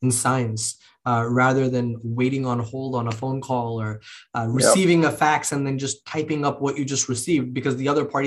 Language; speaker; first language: English; early bilingual, other home language; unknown